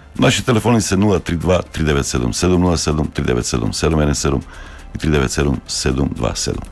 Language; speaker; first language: Macedonian; native; Macedonian